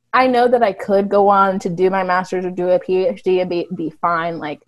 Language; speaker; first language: English; native; English